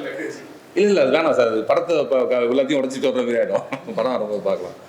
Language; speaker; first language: Tamil; native; Tamil